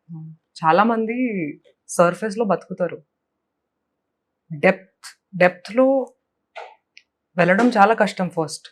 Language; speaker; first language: Telugu; non-native, fluent; Hindi